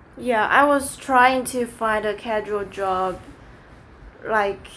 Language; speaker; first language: English; non-native, fluent; Chinese